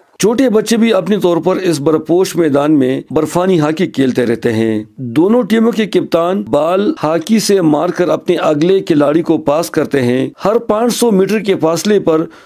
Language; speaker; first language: Urdu; non-native, local second language; Khowar